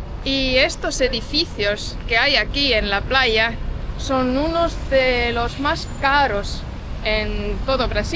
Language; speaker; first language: Spanish; non-native, fluent; Estonian